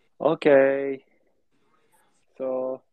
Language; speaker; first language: English; non-native, learner; Japanese